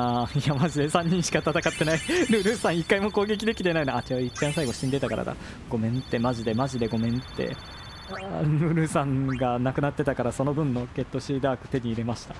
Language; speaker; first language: Japanese; native; Japanese